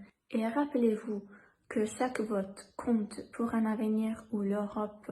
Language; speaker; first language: French; native; French